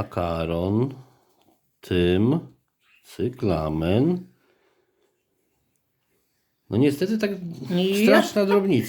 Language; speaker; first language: Polish; native; Polish